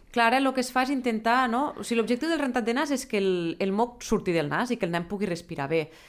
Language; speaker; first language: Catalan; native; Catalan